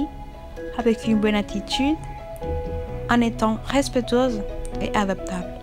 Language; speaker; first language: French; non-native, fluent; Spanish